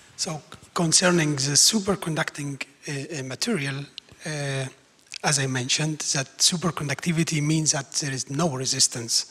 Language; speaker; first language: English; non-native, fluent; Arabic